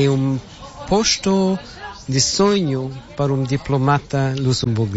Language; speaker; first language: Portuguese; non-native, fluent; Luxembourgish